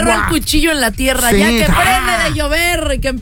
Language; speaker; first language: Spanish; native; Spanish